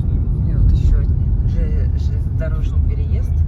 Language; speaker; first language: Russian; native; Russian